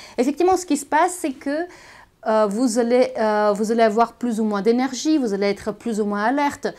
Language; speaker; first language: French; non-native, fluent; Bulgarian